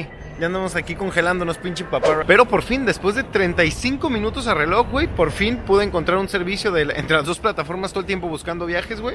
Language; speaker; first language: Spanish; native; Spanish